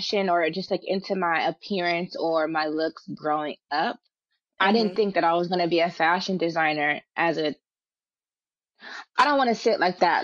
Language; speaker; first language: English; native; English